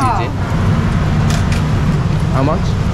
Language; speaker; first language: English; non-native, learner; Korean